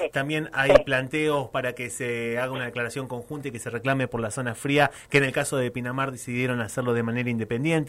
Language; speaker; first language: Spanish; native; Spanish